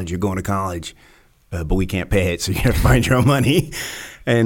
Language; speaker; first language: English; native; English